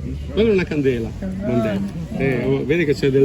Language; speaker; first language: Italian; native; Italian